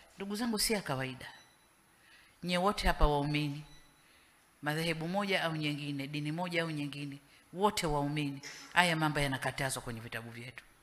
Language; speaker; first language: Swahili; native; Swahili